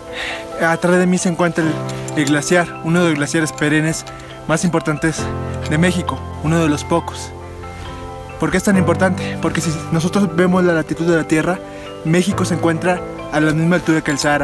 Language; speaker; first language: Spanish; native; Spanish